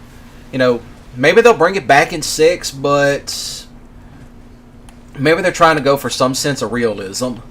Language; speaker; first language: English; native; English